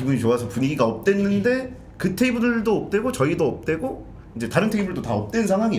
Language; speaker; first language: Korean; native; Korean